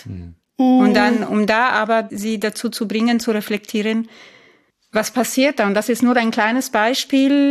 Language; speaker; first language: German; non-native, fluent; Italian